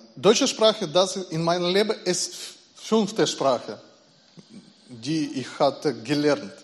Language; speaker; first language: German; non-native, learner; Russian